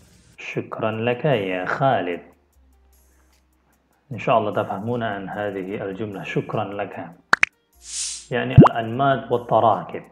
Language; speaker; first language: Arabic; non-native, fluent; Indonesian